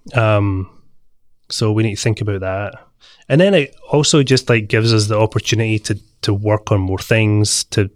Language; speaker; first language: English; native; English